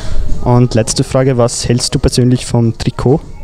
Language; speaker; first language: German; native; German